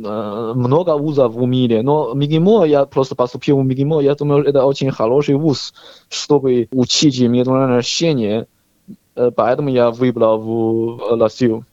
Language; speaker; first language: Russian; non-native, learner; Chinese